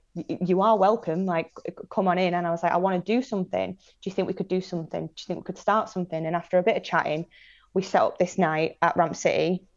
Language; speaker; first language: English; native; English